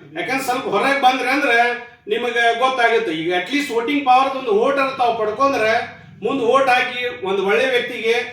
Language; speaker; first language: Kannada; non-native, local second language; Urdu